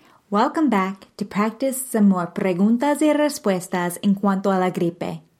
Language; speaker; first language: Spanish; non-native, fluent; English